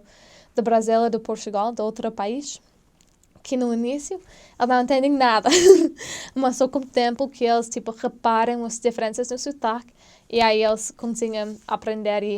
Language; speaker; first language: Portuguese; non-native, fluent; English